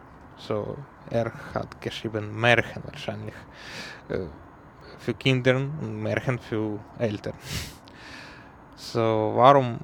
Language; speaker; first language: German; non-native, learner; Ukrainian